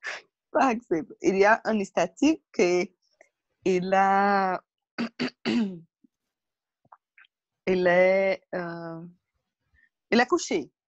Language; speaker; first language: French; non-native, learner; Portuguese